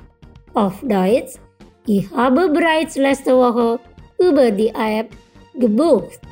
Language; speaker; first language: German; non-native, fluent; Indonesian